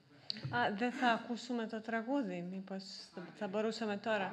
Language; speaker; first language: Greek; non-native, fluent; Serbian